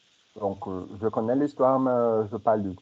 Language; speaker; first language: French; non-native, fluent; Portuguese